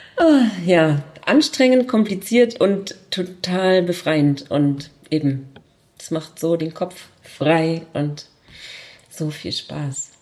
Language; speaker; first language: German; native; German